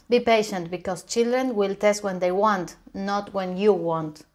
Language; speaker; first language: English; non-native, fluent; Spanish